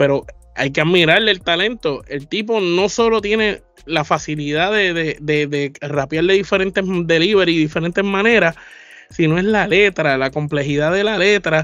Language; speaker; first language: Spanish; native; Spanish